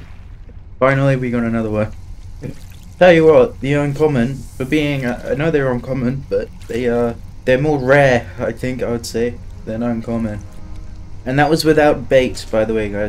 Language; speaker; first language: English; native; English